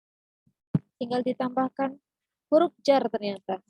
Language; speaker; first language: Indonesian; native; Indonesian